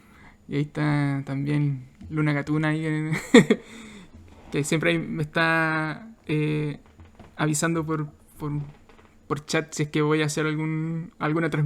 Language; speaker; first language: Spanish; native; Spanish